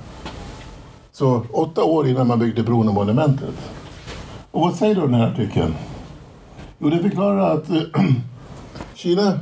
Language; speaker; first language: Swedish; native; Swedish